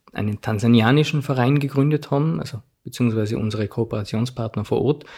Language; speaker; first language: German; native; German